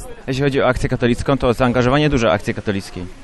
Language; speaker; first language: Polish; native; Polish